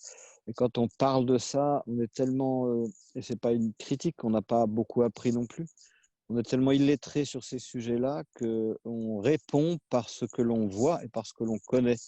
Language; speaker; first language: French; native; French